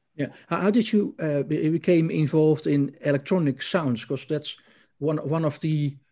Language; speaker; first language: English; non-native, learner; Dutch